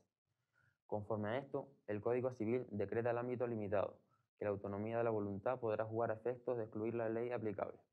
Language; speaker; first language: Spanish; native; Spanish